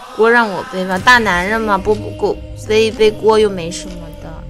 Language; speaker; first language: Chinese; native; Chinese